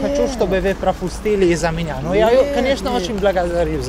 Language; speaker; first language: Russian; non-native, learner; Italian